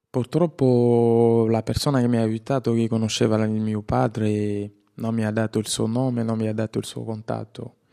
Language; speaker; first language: Italian; non-native, fluent; Lingala